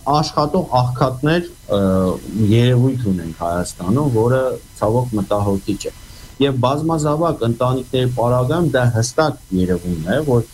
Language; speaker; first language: Armenian; native; Armenian